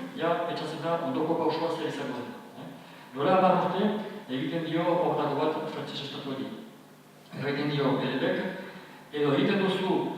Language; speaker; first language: Basque; native; Basque